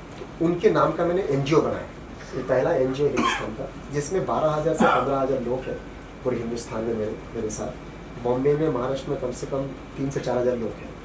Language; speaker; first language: Hindi; non-native, local second language; Bangla